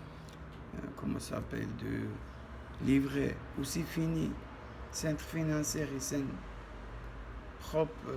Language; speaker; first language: French; non-native, learner; Armenian